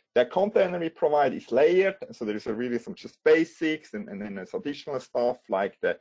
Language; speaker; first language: English; non-native, fluent; German